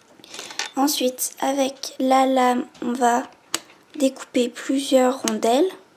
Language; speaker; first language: French; native; French